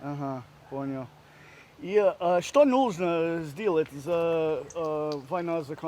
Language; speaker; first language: Russian; non-native, learner; English